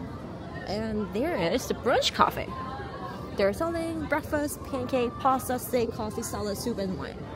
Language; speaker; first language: English; non-native, learner; Korean